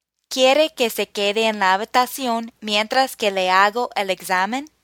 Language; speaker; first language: Spanish; non-native, fluent; English